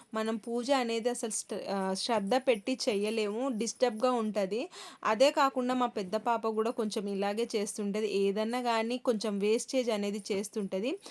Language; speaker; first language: Telugu; non-native, local second language; Kannada